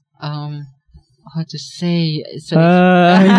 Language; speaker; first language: English; non-native, learner; Buginese